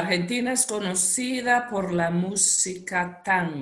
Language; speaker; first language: Spanish; non-native, learner; English